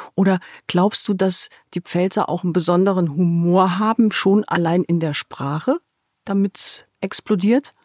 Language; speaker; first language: German; native; German